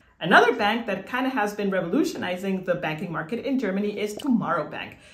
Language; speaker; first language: English; non-native, fluent; Spanish